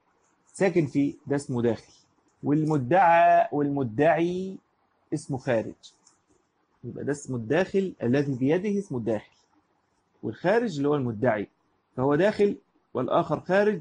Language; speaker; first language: Arabic; native; Arabic